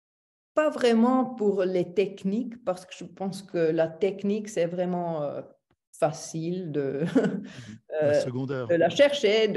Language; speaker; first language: French; non-native, local second language; German